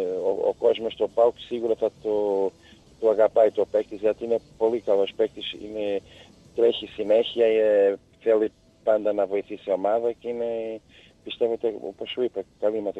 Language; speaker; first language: Greek; non-native, learner; Portuguese